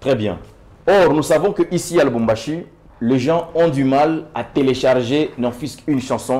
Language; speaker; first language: French; non-native, local second language; Swahili